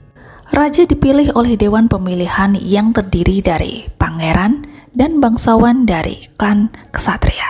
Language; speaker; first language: Indonesian; native; Indonesian